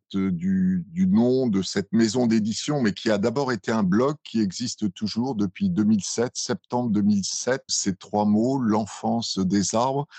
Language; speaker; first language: French; native; French